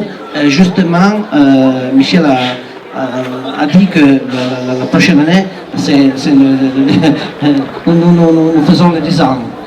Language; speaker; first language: French; non-native, learner; Italian